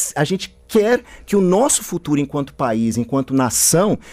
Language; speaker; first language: Portuguese; native; Portuguese